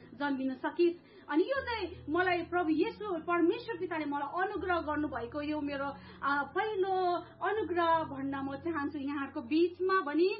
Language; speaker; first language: Nepali; native; Nepali